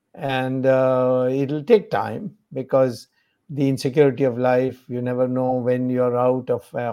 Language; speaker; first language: English; non-native, local second language; Tamil